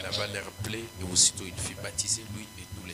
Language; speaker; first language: French; non-native, local second language; Swahili